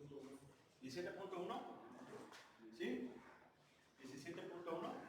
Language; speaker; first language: Spanish; native; Spanish